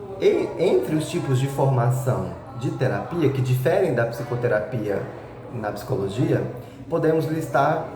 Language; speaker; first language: Portuguese; native; Portuguese